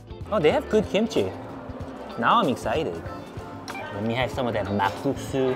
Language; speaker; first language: English; non-native, fluent; Korean